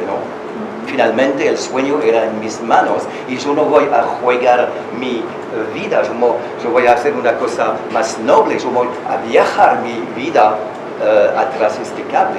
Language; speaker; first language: Spanish; non-native, learner; French